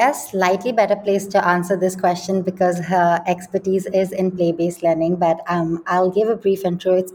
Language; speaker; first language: English; non-native, local second language; Hindi